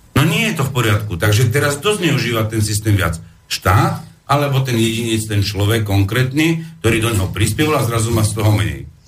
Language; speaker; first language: Slovak; non-native, fluent; Arabic